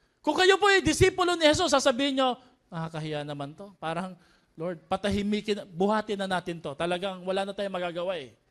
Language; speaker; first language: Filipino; native; Filipino